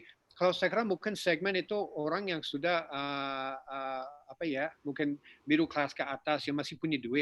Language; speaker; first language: Indonesian; non-native, fluent; English